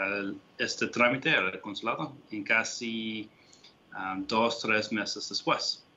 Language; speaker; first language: Spanish; non-native, fluent; English